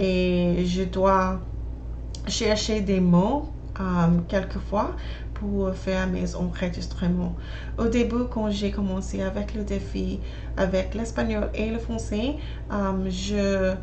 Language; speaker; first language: French; non-native, learner; English